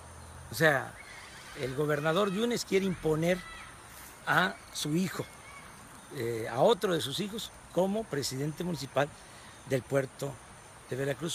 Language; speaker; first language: Spanish; native; Spanish